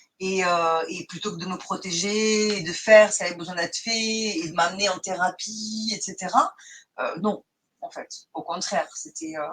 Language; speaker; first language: French; non-native, fluent; Portuguese